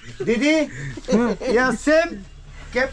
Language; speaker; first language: Hindi; non-native, learner; Bangla